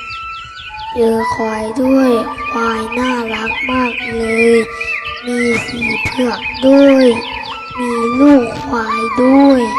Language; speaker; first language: Thai; non-native, local second language; Lahu